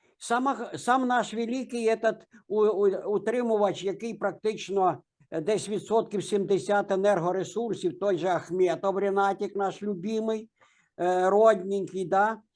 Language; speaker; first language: Ukrainian; native; Ukrainian